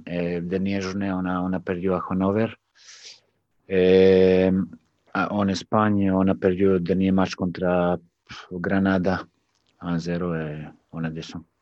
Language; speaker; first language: French; non-native, learner; Serbian